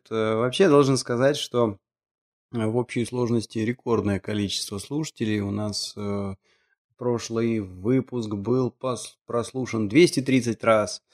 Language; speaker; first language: Russian; native; Russian